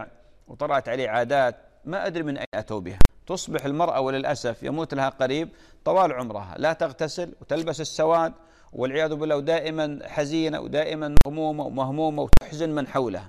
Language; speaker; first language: Arabic; native; Arabic